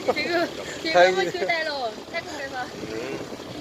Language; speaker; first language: Korean; non-native, learner; Thai